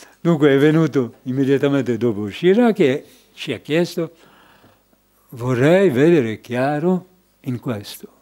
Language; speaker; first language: Italian; non-native, fluent; French